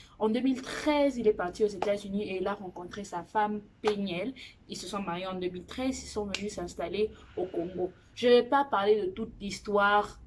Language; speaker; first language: French; non-native, local second language; Lingala